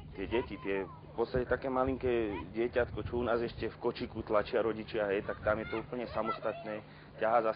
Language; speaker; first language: Slovak; native; Slovak